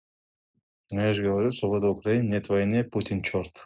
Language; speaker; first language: Russian; non-native, local second language; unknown